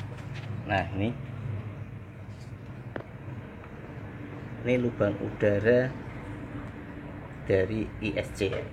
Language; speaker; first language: Indonesian; native; Indonesian